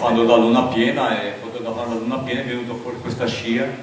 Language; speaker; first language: Italian; native; Italian